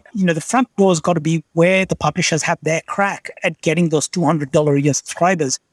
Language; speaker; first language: English; non-native, local second language; Bangla